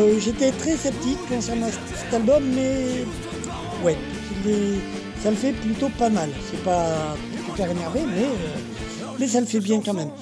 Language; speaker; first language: French; native; French